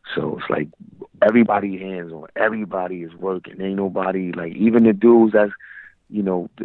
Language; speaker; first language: English; native; English